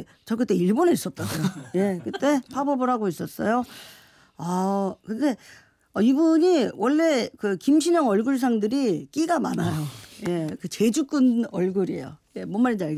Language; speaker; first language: Korean; native; Korean